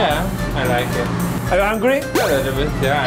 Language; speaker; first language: English; non-native, learner; Chinese